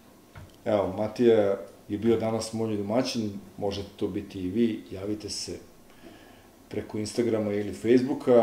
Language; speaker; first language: Serbian; native; Serbian